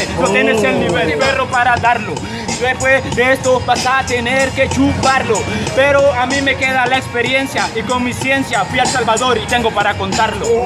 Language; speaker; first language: Spanish; native; Spanish